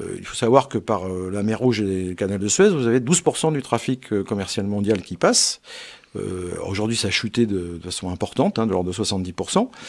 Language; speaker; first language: French; native; French